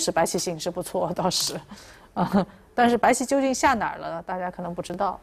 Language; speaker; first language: Chinese; native; Chinese